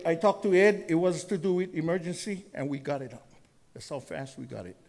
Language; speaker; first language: English; native; English